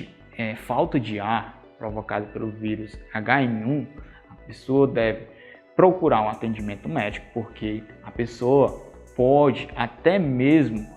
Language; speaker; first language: Portuguese; native; Portuguese